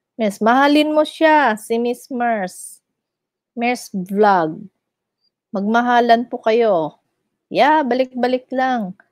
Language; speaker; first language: Filipino; non-native, local second language; Iloko